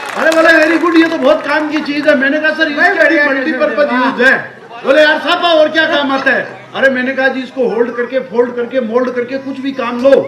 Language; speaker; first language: Hindi; non-native, local second language; Marwari